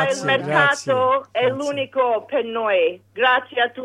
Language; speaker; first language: Italian; early bilingual, heritage; English